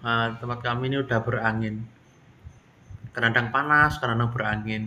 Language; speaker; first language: Indonesian; non-native, local second language; Javanese